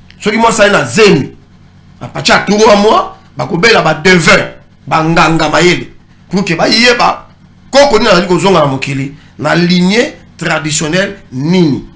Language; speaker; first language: Lingala; non-native, local second language; Kongo